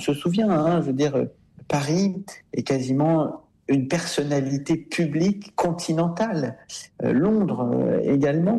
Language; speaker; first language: French; native; French